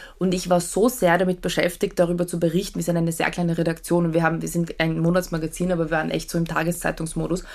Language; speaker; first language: German; early bilingual, other home language; Polish